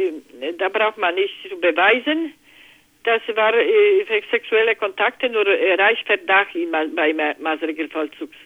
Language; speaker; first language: German; non-native, learner; Polish